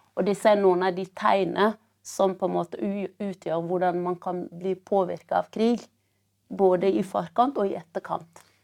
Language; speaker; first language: Norwegian; early bilingual, other home language; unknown